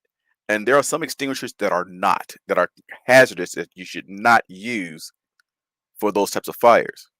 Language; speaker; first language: English; native; English